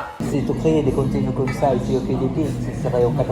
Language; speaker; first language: French; non-native, learner; Filipino